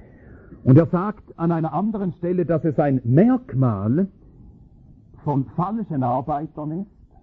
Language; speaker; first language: German; native; German